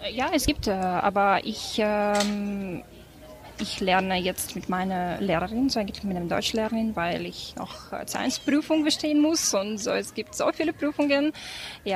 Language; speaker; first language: German; non-native, fluent; Ukrainian